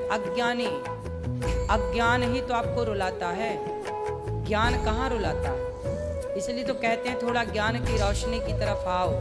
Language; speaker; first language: Hindi; native; Hindi